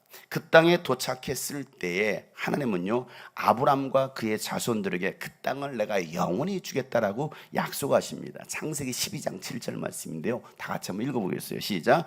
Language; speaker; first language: Korean; native; Korean